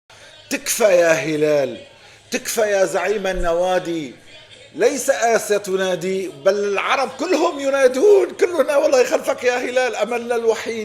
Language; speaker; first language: Arabic; native; Arabic